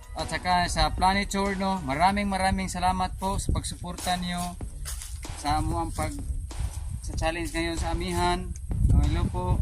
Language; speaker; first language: Filipino; non-native, local second language; Cebuano